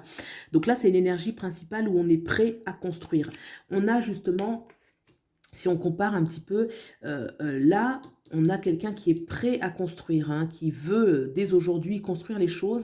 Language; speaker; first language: French; native; French